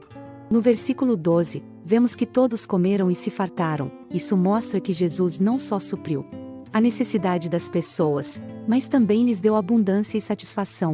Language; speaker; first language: Portuguese; native; Portuguese